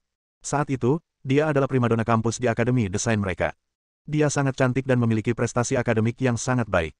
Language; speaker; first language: Indonesian; native; Indonesian